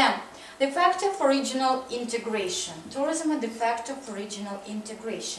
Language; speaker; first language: English; non-native, fluent; Russian